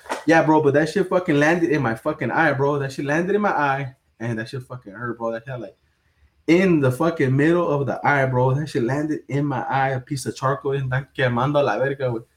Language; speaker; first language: English; early bilingual, other home language; Spanish